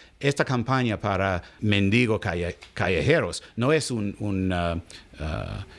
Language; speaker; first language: Spanish; non-native, learner; English